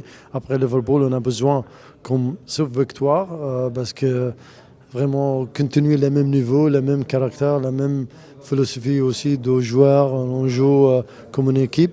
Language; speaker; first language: French; non-native, learner; Arabic